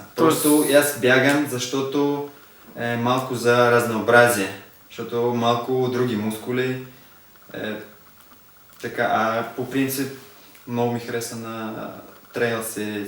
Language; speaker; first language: Bulgarian; non-native, learner; Russian